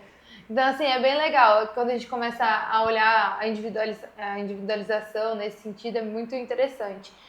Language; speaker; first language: Portuguese; native; Portuguese